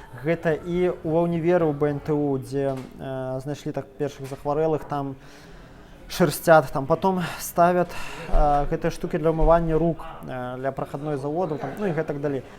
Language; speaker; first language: Belarusian; native; Belarusian